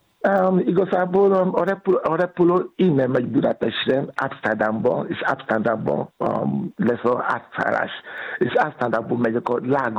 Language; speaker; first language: Hungarian; non-native, learner; Yoruba